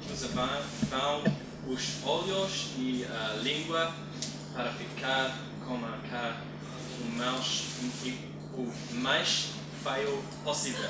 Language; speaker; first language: Portuguese; non-native, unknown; English